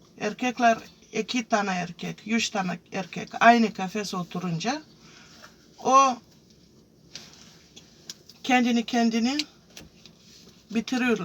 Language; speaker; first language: Turkish; non-native, fluent; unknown